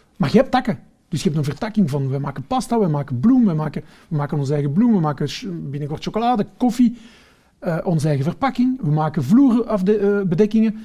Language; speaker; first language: Dutch; early bilingual, other home language; Portuguese